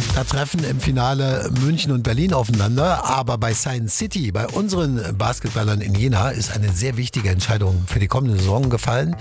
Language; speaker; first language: German; native; German